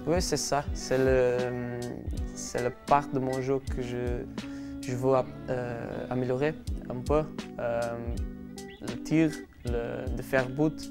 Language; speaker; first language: French; non-native, learner; Portuguese